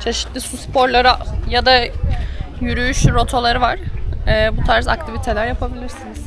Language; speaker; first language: Turkish; native; Turkish